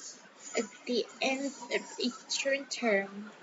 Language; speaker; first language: English; non-native, learner; Vietnamese